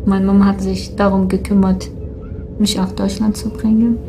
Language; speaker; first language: German; early bilingual, other home language; Kurdish